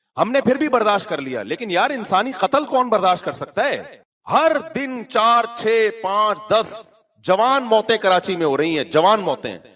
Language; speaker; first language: Urdu; native; Urdu